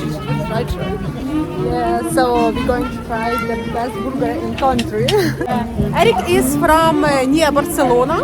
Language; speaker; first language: English; non-native, learner; Ukrainian